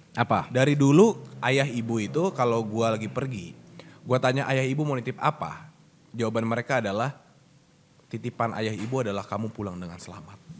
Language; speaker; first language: Indonesian; native; Indonesian